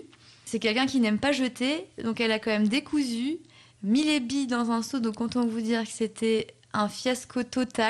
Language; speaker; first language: French; native; French